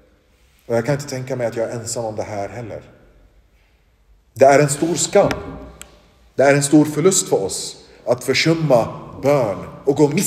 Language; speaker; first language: Swedish; non-native, local second language; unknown